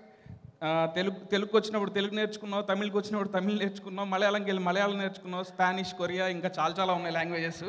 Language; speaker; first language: Telugu; native; Telugu